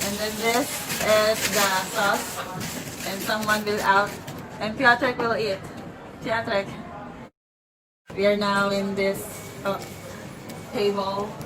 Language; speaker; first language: English; non-native, local second language; Filipino